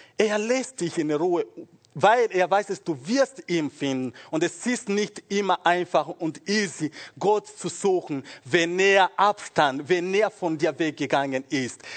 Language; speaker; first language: German; non-native, fluent; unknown